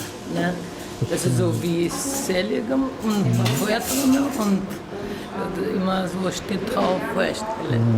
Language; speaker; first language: German; non-native, learner; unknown